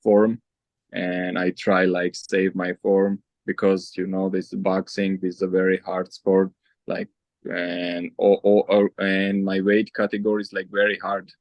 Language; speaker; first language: English; non-native, learner; Armenian